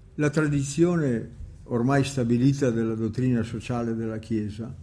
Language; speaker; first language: Italian; native; Italian